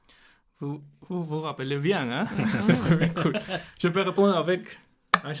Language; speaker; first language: French; non-native, learner; Spanish